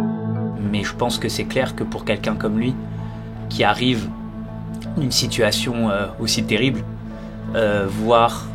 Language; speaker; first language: French; native; French